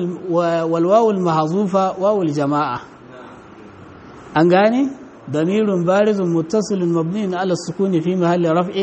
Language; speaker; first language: Arabic; non-native, fluent; Hausa